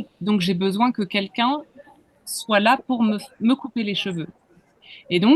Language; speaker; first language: French; native; French